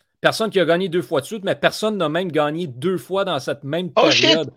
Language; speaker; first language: French; native; French